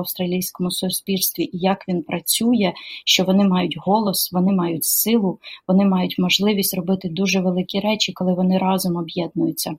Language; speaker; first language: Ukrainian; native; Ukrainian